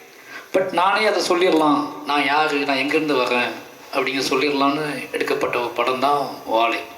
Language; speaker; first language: Tamil; native; Tamil